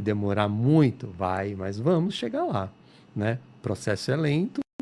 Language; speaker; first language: Portuguese; native; Portuguese